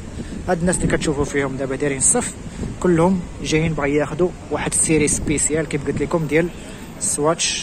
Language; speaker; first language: Arabic; native; Arabic